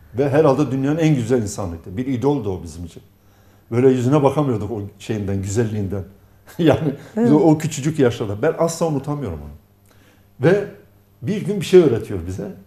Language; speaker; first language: Turkish; non-native, local second language; Arabic